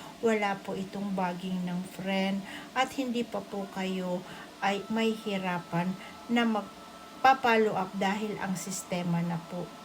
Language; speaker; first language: Filipino; non-native, local second language; Bikol